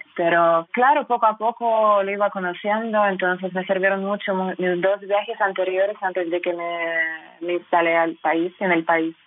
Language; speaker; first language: Spanish; non-native, fluent; Russian